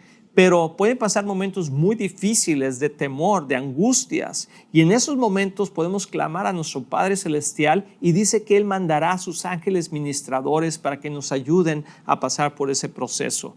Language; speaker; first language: Spanish; native; Spanish